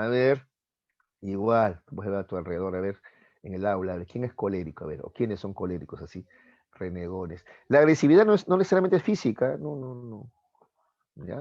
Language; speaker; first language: Spanish; native; Spanish